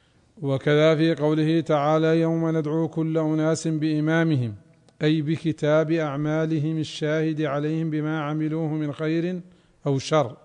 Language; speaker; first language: Arabic; native; Arabic